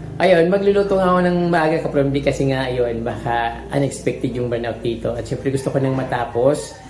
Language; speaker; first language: Filipino; native; Filipino